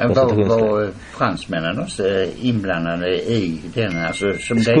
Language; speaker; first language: Swedish; non-native, fluent; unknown